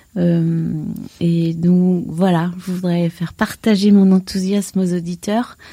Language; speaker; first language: French; native; French